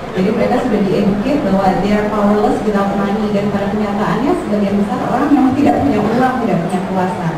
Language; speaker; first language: Indonesian; native; Indonesian